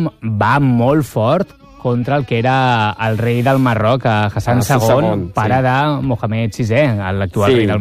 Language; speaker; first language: Catalan; native; Catalan